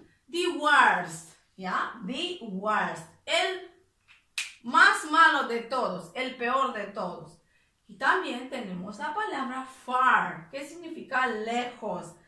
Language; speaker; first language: Spanish; native; Spanish